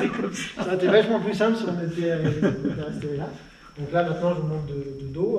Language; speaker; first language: French; native; French